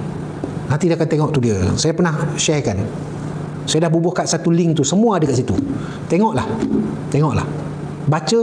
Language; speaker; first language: Malay; native; Malay